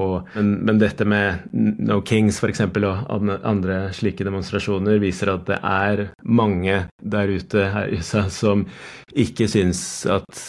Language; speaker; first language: Norwegian; non-native, fluent; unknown